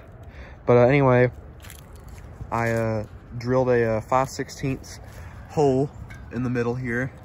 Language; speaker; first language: English; native; English